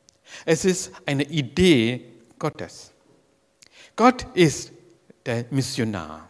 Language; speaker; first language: German; non-native, learner; Sinhala